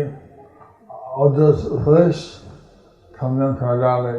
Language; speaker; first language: Spanish; non-native, learner; English